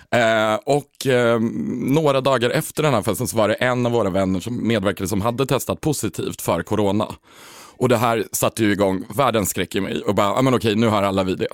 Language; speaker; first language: Swedish; native; Swedish